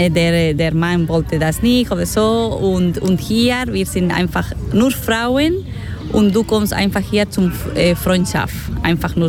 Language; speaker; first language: German; non-native, learner; Spanish